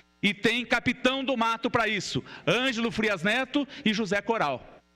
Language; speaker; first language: Portuguese; native; Portuguese